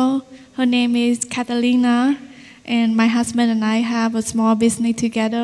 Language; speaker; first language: English; non-native, learner; Vietnamese